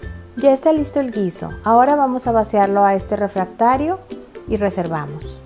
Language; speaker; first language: Spanish; native; Spanish